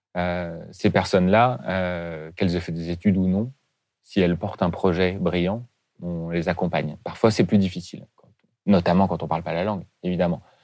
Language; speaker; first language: French; native; French